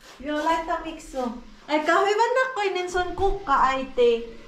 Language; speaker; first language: Finnish; non-native, learner; Filipino